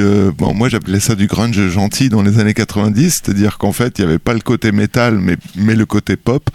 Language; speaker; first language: French; native; French